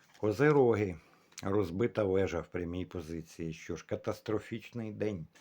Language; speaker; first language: Ukrainian; non-native, local second language; Russian